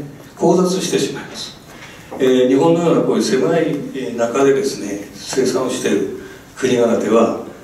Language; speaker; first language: Japanese; native; Japanese